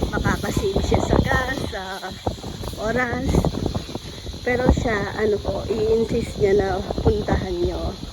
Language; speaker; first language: Filipino; native; Filipino